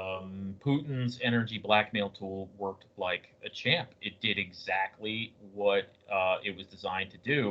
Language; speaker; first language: English; native; English